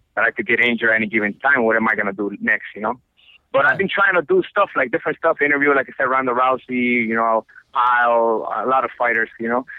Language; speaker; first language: English; non-native, fluent; Spanish